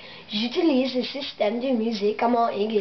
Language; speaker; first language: French; non-native, learner; English